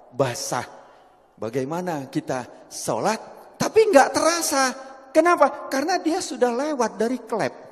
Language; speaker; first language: Indonesian; non-native, local second language; Javanese